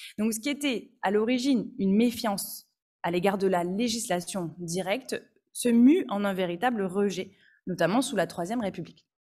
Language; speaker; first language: French; native; French